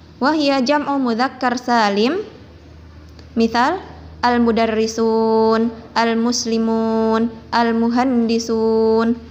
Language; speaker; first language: Arabic; non-native, fluent; Indonesian